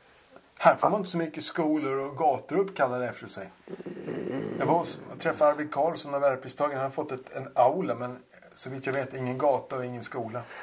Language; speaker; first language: Swedish; native; Swedish